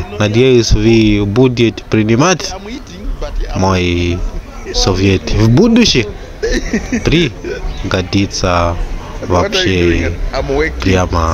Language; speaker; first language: Russian; non-native, learner; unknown